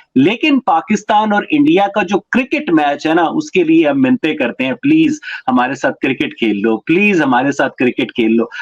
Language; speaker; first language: Urdu; non-native, local second language; Punjabi